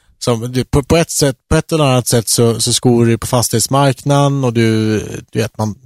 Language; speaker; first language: Swedish; native; Swedish